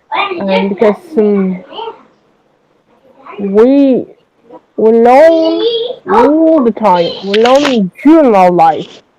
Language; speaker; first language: English; non-native, learner; French